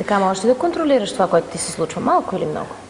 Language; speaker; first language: Bulgarian; native; Bulgarian